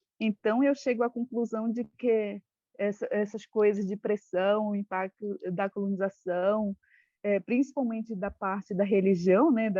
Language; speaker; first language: Portuguese; non-native, local second language; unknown